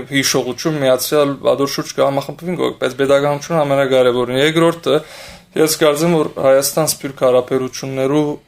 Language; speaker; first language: Armenian; early bilingual, heritage; Armenian